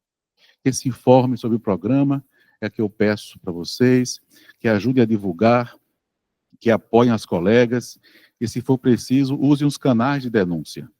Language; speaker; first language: Portuguese; native; Portuguese